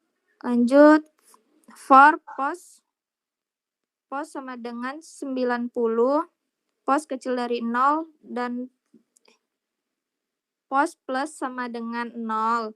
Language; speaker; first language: Indonesian; native; Indonesian